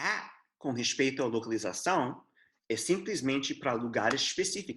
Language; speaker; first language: Portuguese; non-native, fluent; English